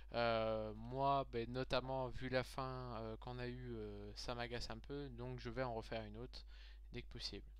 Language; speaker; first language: French; native; French